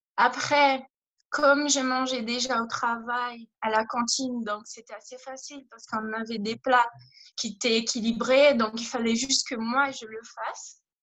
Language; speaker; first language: French; non-native, fluent; Portuguese